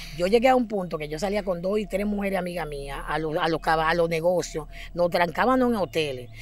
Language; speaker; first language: Spanish; native; Spanish